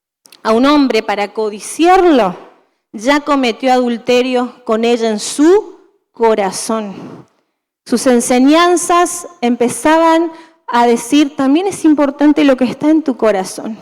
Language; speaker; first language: Spanish; native; Spanish